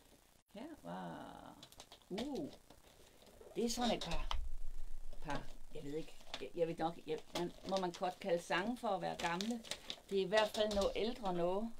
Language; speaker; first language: Danish; native; Danish